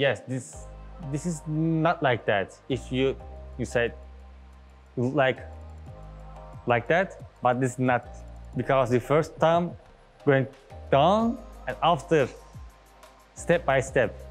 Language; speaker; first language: English; non-native, learner; Turkish